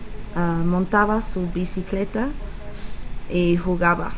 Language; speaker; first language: Spanish; non-native, learner; English